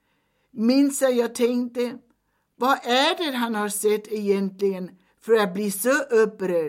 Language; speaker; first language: Swedish; early bilingual, heritage; Swedish